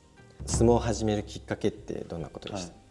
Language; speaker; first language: Japanese; native; Japanese